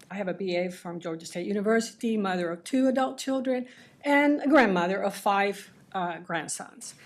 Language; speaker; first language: English; early bilingual, other home language; Spanish